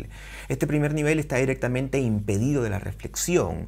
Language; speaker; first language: Spanish; native; Spanish